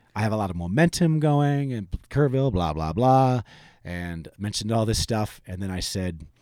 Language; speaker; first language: English; native; English